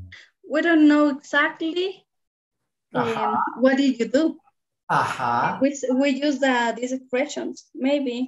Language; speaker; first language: English; non-native, learner; Spanish